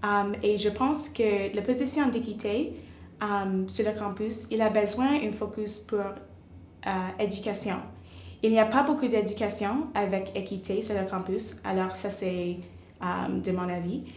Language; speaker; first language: French; non-native, local second language; English